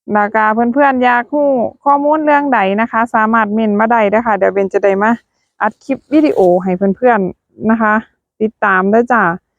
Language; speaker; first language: Thai; native; Thai